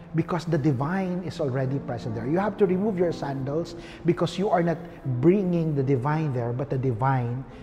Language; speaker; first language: English; non-native, local second language; Filipino